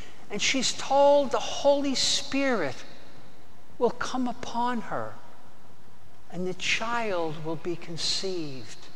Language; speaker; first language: English; native; English